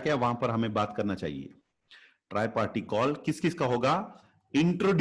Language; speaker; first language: Hindi; native; Hindi